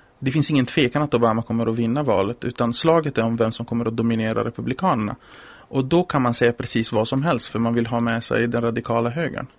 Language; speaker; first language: Swedish; non-native, fluent; Italian